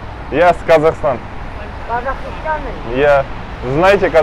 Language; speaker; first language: Russian; non-native, learner; Kazakh